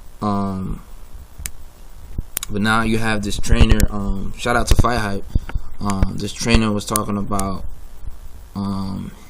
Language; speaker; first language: English; native; English